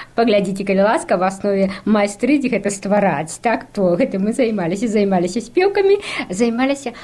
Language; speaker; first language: Belarusian; native; Belarusian